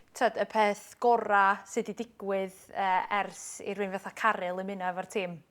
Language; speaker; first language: Welsh; native; Welsh